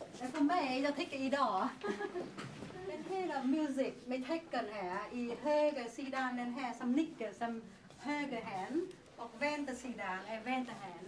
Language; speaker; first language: Swedish; non-native, learner; Vietnamese